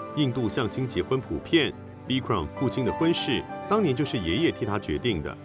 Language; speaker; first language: Chinese; native; Chinese